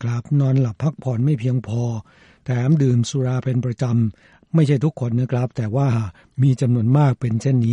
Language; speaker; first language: Thai; native; Thai